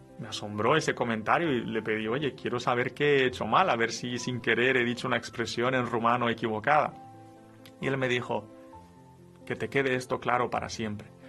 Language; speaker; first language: Spanish; non-native, fluent; Romanian